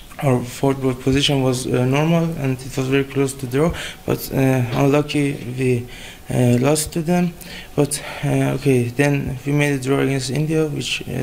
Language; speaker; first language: English; non-native, fluent; Persian